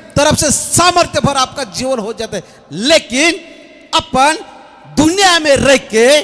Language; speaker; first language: Hindi; non-native, local second language; Marathi